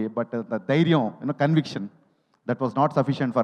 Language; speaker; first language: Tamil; non-native, learner; Telugu